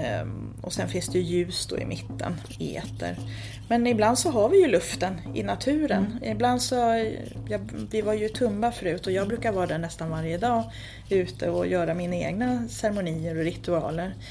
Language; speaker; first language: Swedish; native; Swedish